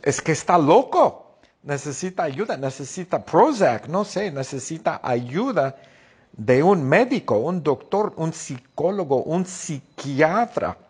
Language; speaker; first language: Spanish; non-native, fluent; English